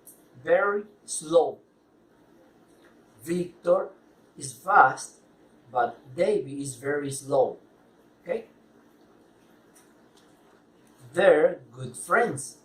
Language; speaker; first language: English; non-native, fluent; Spanish